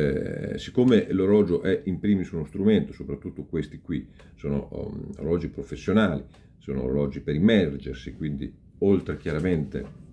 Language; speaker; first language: Italian; native; Italian